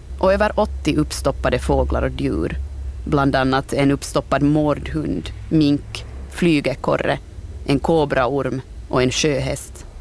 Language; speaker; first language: Swedish; native; Swedish